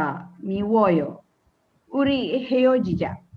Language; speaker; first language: Korean; non-native, learner; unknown